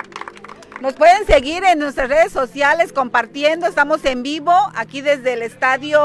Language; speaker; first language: Spanish; native; Spanish